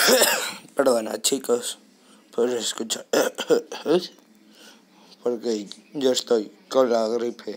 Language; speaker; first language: Spanish; native; Spanish